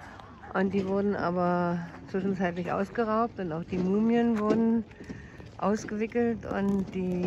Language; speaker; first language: German; native; German